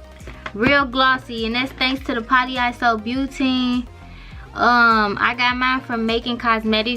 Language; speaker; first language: English; native; English